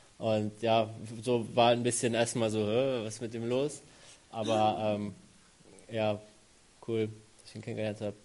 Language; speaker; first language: German; native; German